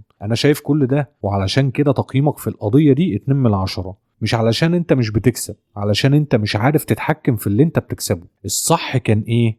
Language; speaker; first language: Arabic; native; Arabic